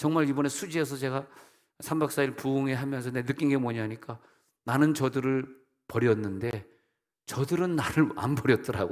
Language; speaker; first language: Korean; native; Korean